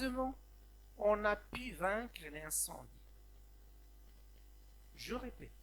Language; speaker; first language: French; non-native, local second language; Arabic